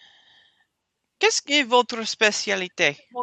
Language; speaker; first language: French; non-native, learner; English